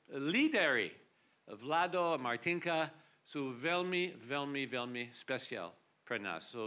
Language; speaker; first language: Slovak; non-native, learner; English